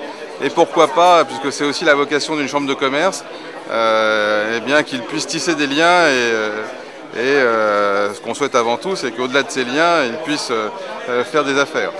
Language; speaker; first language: French; native; French